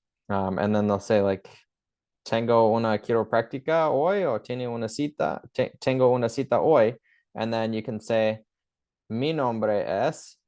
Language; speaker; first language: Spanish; early bilingual, heritage; English